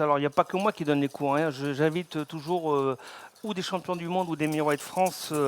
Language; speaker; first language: French; native; French